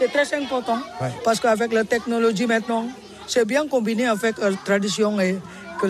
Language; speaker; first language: French; non-native, learner; Balinese